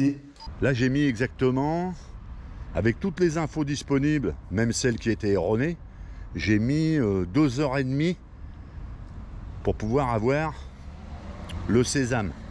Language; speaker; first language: French; native; French